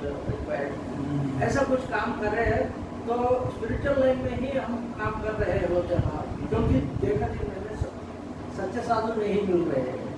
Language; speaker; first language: Hindi; non-native, local second language; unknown